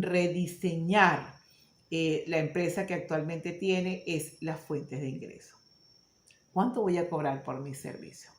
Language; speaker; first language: Spanish; native; Spanish